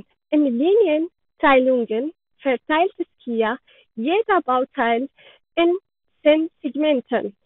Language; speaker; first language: German; non-native, learner; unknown